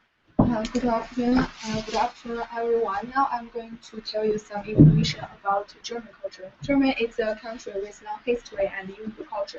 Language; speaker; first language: English; non-native, learner; Chinese